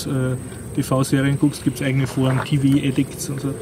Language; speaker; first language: German; native; German